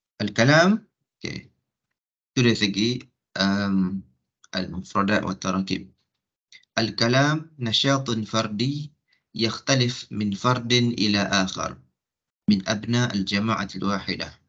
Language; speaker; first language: Arabic; non-native, fluent; Malay